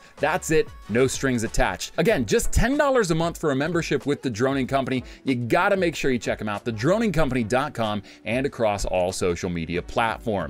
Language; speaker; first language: English; native; English